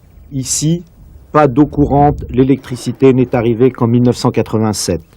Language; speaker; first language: French; native; French